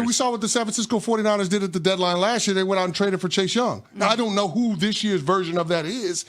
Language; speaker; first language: English; native; English